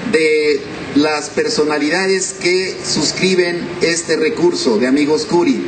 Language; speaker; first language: Spanish; native; Spanish